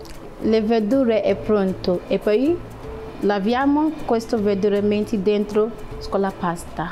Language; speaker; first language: Italian; non-native, learner; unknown